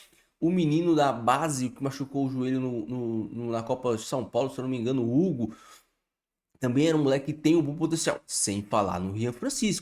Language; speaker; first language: Portuguese; native; Portuguese